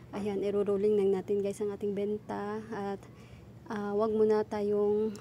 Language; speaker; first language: Filipino; non-native, local second language; Cebuano